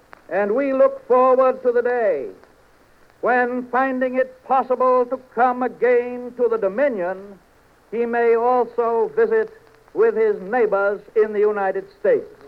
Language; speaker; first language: English; native; English